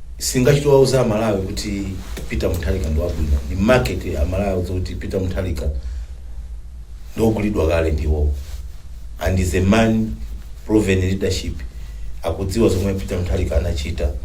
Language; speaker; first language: Nyanja; non-native, local second language; Tumbuka